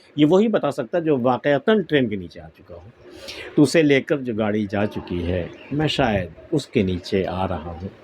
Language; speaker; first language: Urdu; native; Urdu